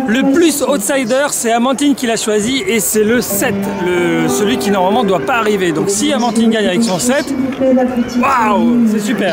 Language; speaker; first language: French; native; French